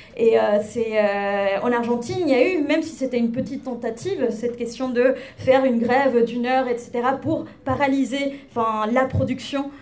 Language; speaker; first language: French; non-native, fluent; Spanish